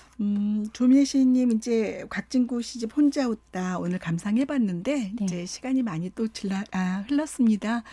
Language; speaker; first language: Korean; native; Korean